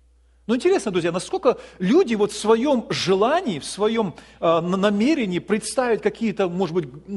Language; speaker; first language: Russian; native; Russian